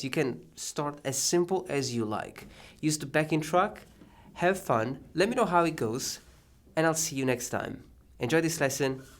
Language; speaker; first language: English; non-native, fluent; Italian